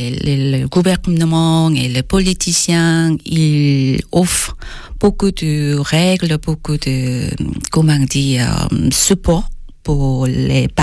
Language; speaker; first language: French; non-native, fluent; Korean